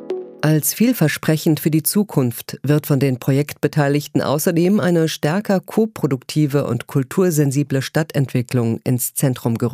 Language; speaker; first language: German; native; German